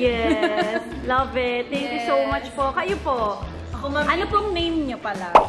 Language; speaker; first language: Filipino; native; Filipino